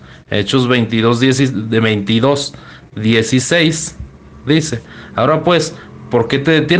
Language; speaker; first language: Spanish; native; Spanish